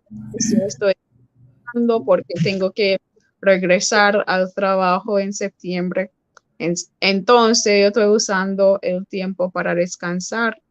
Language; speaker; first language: Spanish; non-native, fluent; English